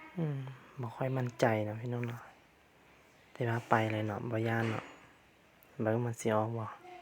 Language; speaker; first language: Thai; native; Thai